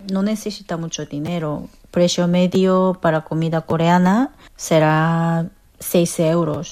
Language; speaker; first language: Spanish; non-native, learner; Korean